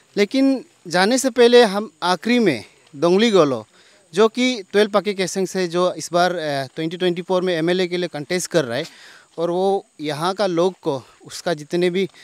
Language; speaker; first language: Hindi; non-native, local second language; Nyishi